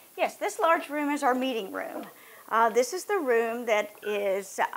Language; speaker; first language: English; native; English